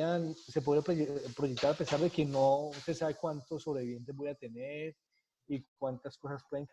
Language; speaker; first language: Spanish; native; Spanish